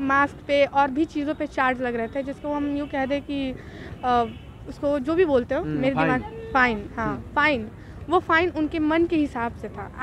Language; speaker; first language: Hindi; native; Hindi